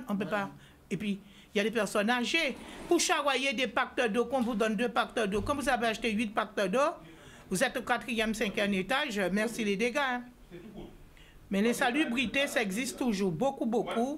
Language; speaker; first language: French; non-native, local second language; Guadeloupean Creole French